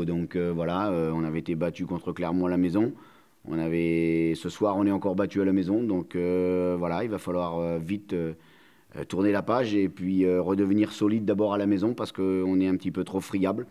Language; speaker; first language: French; native; French